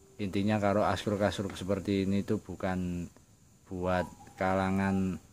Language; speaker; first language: Indonesian; non-native, local second language; Javanese